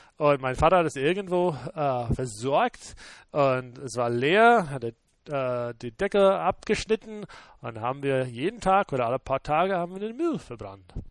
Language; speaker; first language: German; non-native, fluent; English